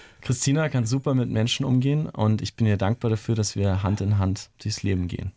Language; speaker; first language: German; native; German